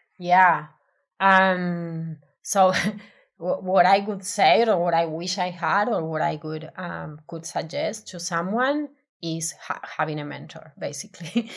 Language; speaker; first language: English; non-native, fluent; Spanish